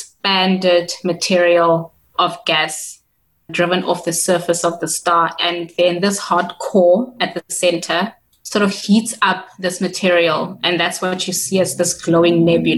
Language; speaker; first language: English; non-native, local second language; Tswana